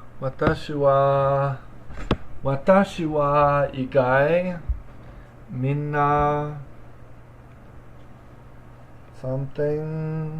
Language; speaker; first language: Japanese; non-native, learner; English